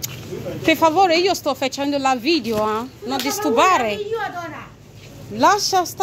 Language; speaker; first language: Italian; non-native, learner; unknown